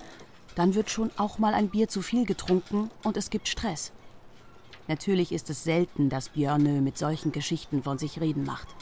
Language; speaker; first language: German; native; German